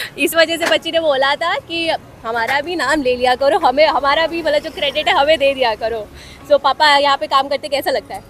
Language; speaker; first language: Hindi; native; Hindi